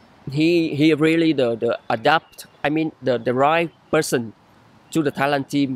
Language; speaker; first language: English; non-native, learner; Vietnamese